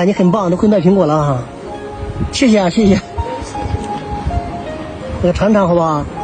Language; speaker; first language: Chinese; native; Chinese